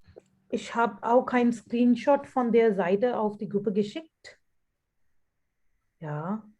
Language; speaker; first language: German; non-native, fluent; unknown